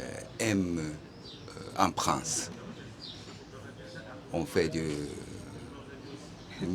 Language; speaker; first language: French; non-native, learner; Japanese